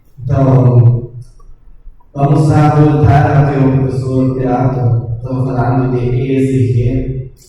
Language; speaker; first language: Portuguese; non-native, learner; Spanish